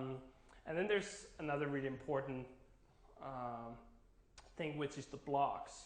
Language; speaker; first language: English; non-native, fluent; Danish